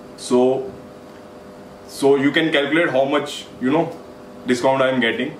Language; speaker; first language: English; non-native, local second language; Punjabi